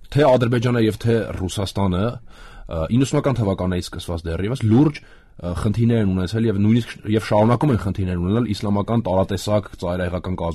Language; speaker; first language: Armenian; native; Armenian